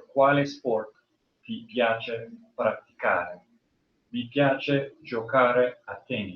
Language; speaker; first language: Italian; non-native, learner; English